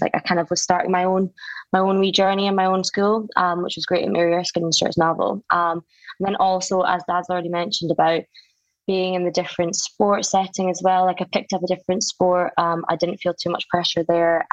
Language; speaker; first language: English; native; English